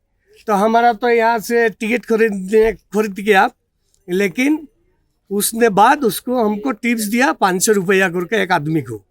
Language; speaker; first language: Hindi; non-native, local second language; Bangla